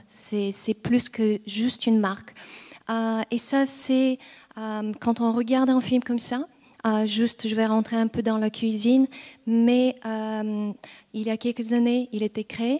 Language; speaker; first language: French; non-native, fluent; Bulgarian